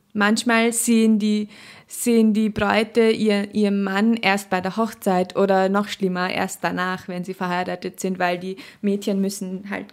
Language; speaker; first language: German; non-native, fluent; Nepali